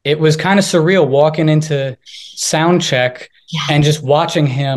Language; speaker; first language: English; native; English